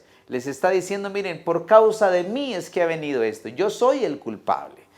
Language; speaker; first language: Spanish; native; Spanish